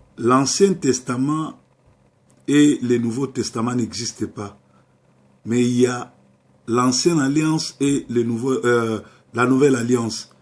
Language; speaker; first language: French; non-native, local second language; Lingala